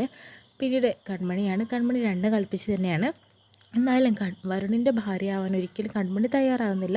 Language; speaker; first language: Malayalam; native; Malayalam